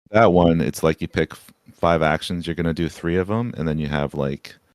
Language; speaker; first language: English; native; English